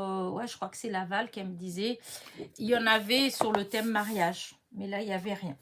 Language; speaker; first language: French; native; French